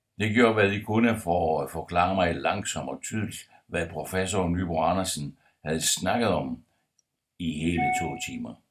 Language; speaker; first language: Danish; non-native, fluent; Italian